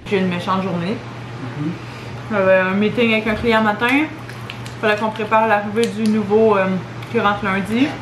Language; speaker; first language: French; native; French